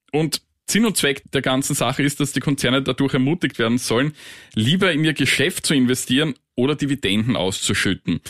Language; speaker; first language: German; native; German